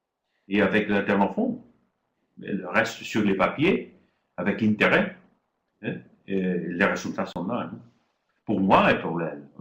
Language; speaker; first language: French; non-native, learner; Spanish